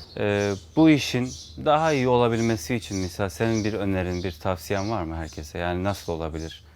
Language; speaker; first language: Turkish; native; Turkish